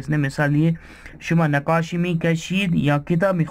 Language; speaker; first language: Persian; non-native, fluent; Urdu